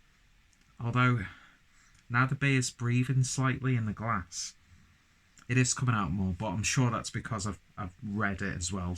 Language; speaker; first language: English; native; English